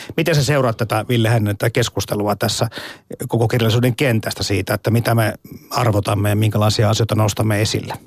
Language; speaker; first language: Finnish; native; Finnish